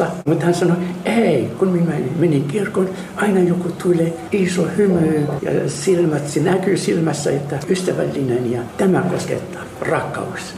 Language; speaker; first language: Finnish; non-native, fluent; Arabic